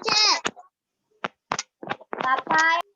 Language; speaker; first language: English; non-native, learner; Sinhala